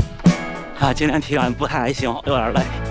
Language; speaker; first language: Chinese; native; Chinese